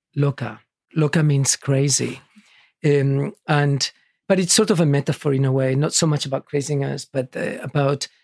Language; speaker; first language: English; early bilingual, other home language; Catalan